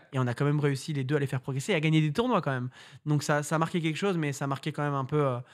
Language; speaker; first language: French; native; French